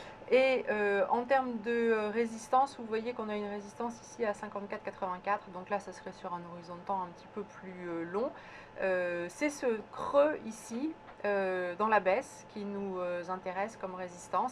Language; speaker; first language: French; native; French